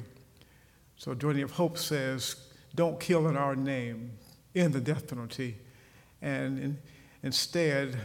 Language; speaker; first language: English; native; English